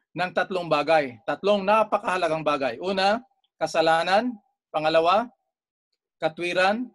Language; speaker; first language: Filipino; non-native, local second language; Bikol